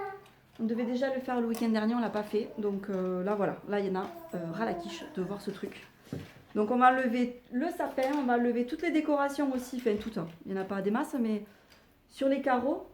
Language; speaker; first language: French; native; French